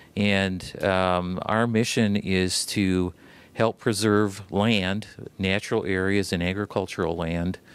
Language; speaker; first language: English; native; English